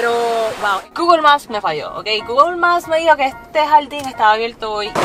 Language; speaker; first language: Spanish; early bilingual, heritage; English